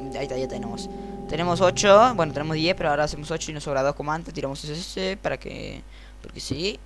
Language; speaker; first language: Spanish; native; Spanish